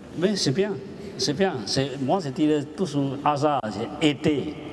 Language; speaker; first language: French; non-native, learner; Chinese